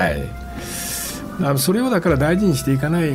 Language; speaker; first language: Japanese; native; Japanese